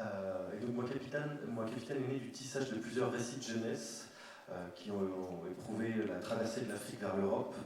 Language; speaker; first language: French; native; French